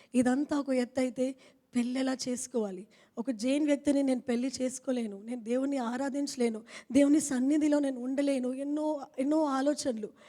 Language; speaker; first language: Telugu; non-native, fluent; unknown